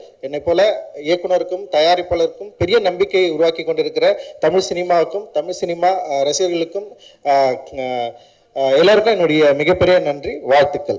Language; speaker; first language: Tamil; native; Tamil